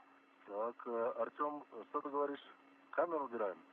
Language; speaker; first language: Russian; native; Russian